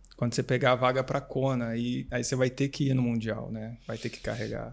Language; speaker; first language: Portuguese; native; Portuguese